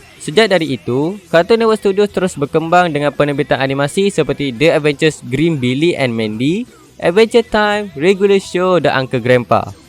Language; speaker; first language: Malay; native; Malay